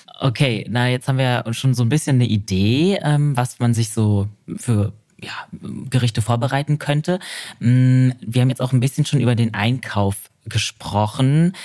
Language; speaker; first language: German; native; German